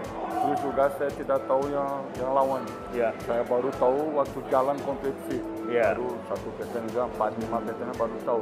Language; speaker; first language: Indonesian; non-native, learner; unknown